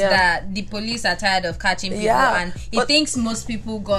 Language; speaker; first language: English; non-native, local second language; Yoruba